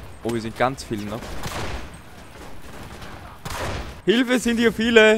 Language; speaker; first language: German; native; German